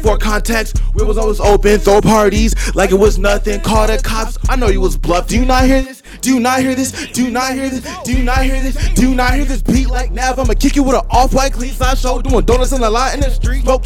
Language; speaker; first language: English; native; English